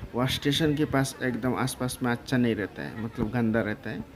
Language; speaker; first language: Hindi; non-native, local second language; Bangla